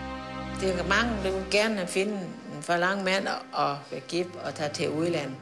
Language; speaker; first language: Danish; non-native, learner; Thai